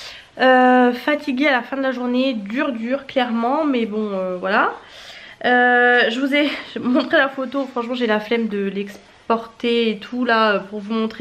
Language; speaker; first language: French; native; French